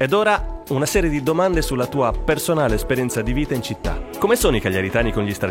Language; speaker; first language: Italian; native; Italian